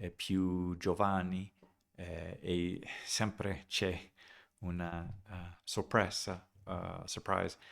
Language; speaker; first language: Italian; non-native, learner; English